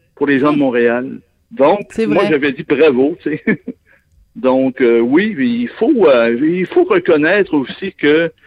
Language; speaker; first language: French; native; French